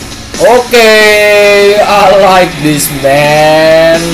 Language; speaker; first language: English; non-native, learner; Indonesian